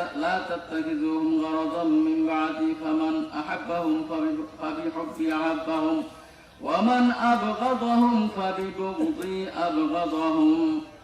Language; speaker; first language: Arabic; non-native, fluent; Bangla